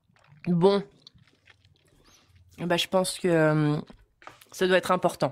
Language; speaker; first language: French; native; French